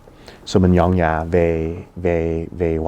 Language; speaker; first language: Vietnamese; early bilingual, heritage; Vietnamese